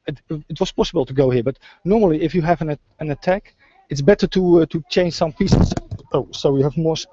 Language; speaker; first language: English; non-native, fluent; Dutch